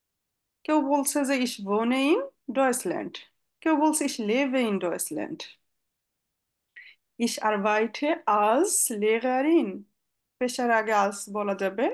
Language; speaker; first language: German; non-native, fluent; Bangla